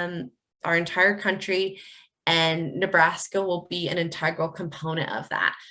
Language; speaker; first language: English; native; English